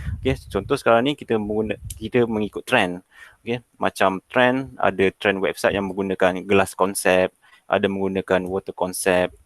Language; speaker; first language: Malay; native; Malay